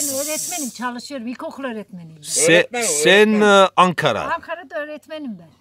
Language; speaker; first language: Turkish; non-native, local second language; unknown